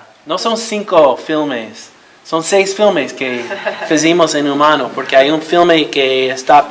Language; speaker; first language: Portuguese; non-native, learner; Spanish